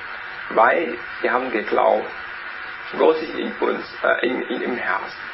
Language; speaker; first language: German; non-native, learner; Vietnamese